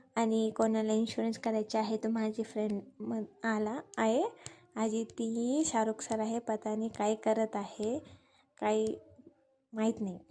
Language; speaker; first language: Marathi; non-native, learner; Hindi